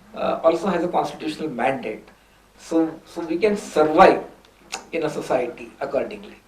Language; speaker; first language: English; non-native, local second language; Hindi